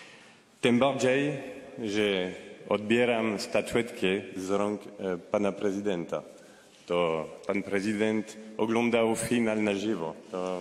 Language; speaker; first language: Polish; non-native, fluent; French